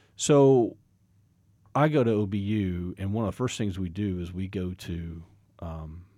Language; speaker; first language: English; native; English